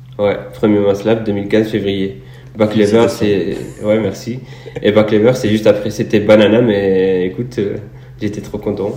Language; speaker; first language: French; non-native, local second language; Arabic